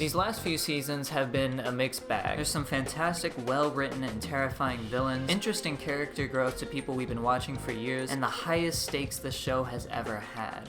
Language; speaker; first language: English; native; English